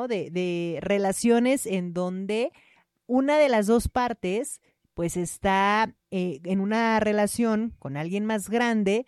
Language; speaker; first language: Spanish; native; Spanish